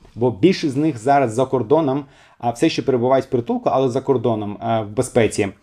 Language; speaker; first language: Ukrainian; non-native, fluent; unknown